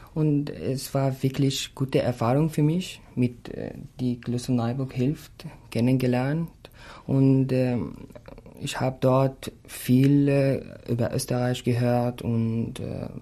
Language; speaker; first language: German; non-native, fluent; Arabic